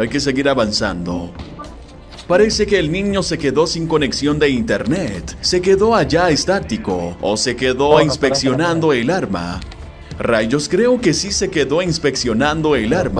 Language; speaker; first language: Spanish; native; Spanish